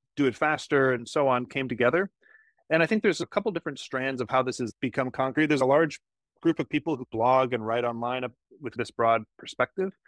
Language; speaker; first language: English; native; English